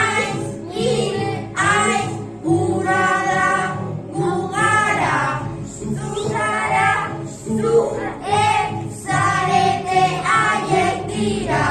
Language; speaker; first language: Basque; non-native, learner; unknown